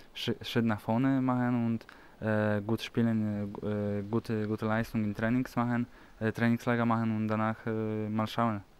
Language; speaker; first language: German; non-native, learner; Polish